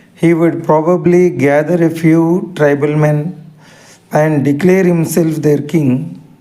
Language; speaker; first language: English; non-native, local second language; Telugu